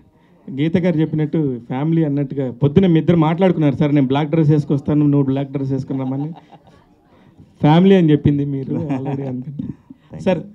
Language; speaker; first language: Telugu; native; Telugu